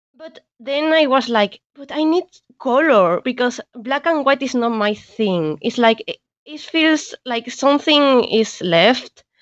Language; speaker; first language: English; non-native, learner; Spanish